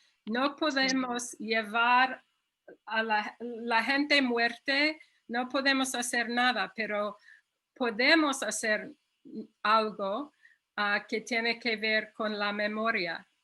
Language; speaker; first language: Spanish; non-native, fluent; English